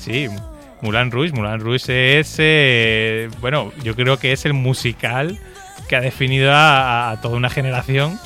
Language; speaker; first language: Spanish; native; Spanish